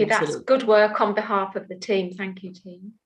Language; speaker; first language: English; native; English